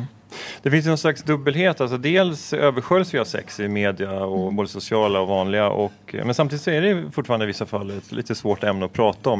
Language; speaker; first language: Swedish; native; Swedish